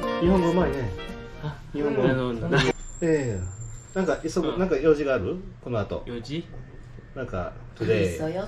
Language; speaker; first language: Japanese; non-native, learner; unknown